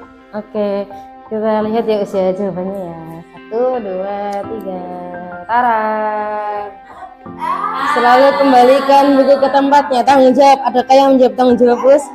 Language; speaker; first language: Indonesian; native; Indonesian